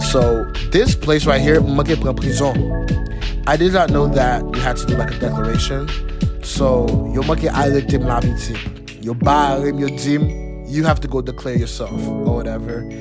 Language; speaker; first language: English; native; English